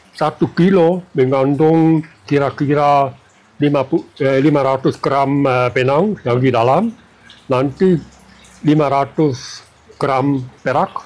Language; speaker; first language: Indonesian; non-native, fluent; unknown